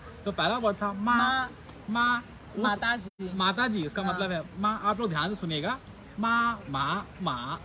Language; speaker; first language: Hindi; native; Hindi